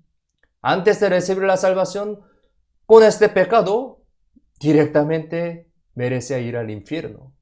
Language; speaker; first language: Spanish; non-native, fluent; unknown